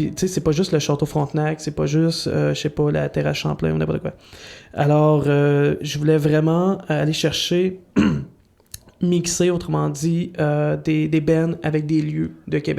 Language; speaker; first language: French; native; French